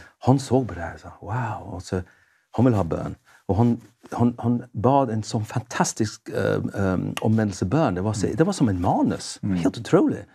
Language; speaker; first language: Swedish; non-native, fluent; English